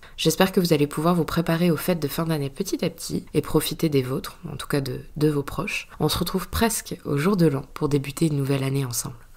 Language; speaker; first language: French; native; French